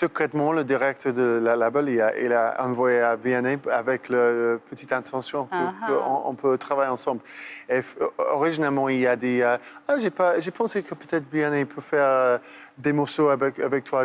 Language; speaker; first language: French; non-native, fluent; English